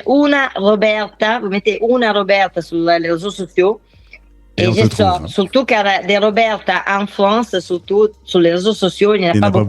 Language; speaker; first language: French; non-native, fluent; Italian